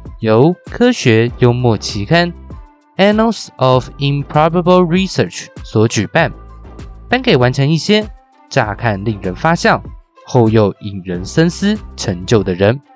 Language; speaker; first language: Chinese; native; Chinese